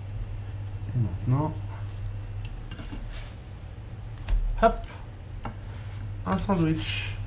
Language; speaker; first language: French; native; French